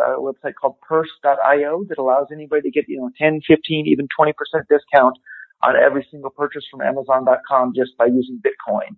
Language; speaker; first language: English; native; English